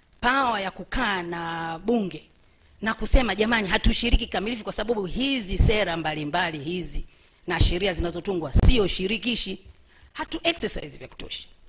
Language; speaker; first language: Swahili; native; Swahili